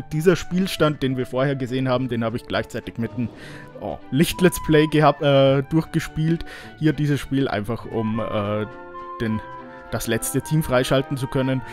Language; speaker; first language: German; native; German